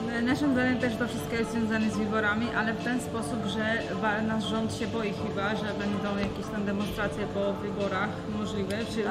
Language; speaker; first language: Polish; non-native, fluent; Georgian